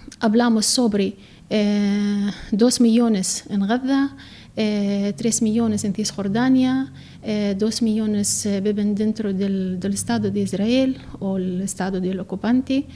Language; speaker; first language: Spanish; non-native, learner; Arabic